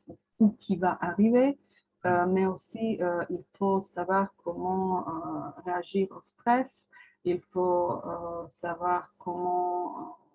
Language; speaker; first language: French; non-native, fluent; Croatian